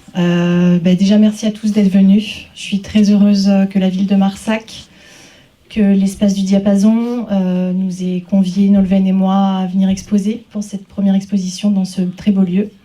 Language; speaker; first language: French; native; French